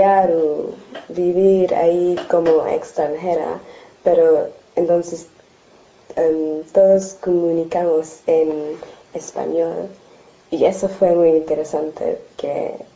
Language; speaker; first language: Spanish; non-native, learner; English